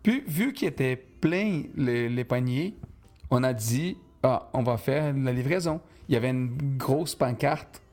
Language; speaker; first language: French; non-native, fluent; Portuguese